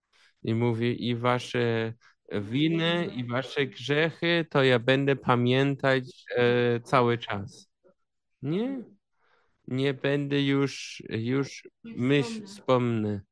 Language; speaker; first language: Polish; early bilingual, heritage; Polish